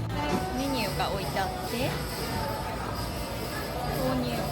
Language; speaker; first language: Japanese; native; Japanese